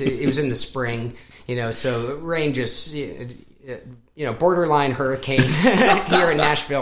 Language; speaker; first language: English; native; English